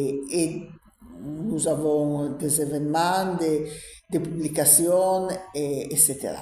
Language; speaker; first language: French; non-native, learner; Italian